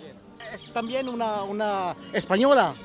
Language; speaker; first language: Spanish; non-native, learner; French